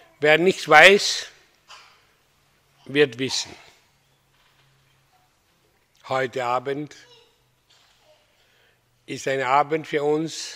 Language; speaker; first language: German; non-native, learner; Hindi